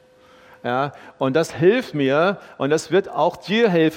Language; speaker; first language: German; non-native, fluent; English